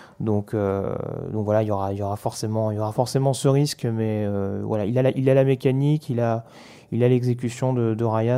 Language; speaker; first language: French; native; French